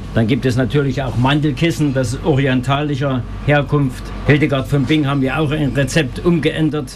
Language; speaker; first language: German; native; German